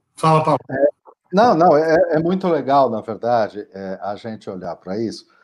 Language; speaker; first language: Portuguese; native; Portuguese